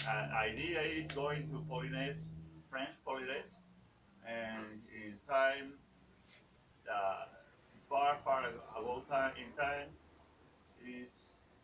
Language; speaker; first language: English; non-native, learner; Spanish